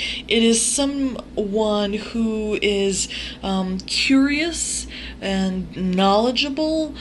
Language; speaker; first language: English; native; English